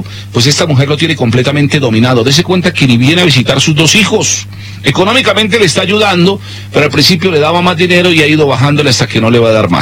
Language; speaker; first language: Spanish; native; Spanish